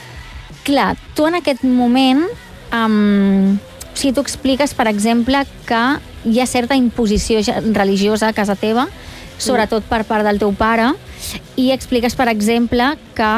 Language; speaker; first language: Catalan; native; Catalan